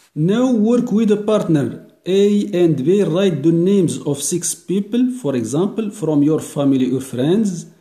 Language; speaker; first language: English; non-native, learner; Arabic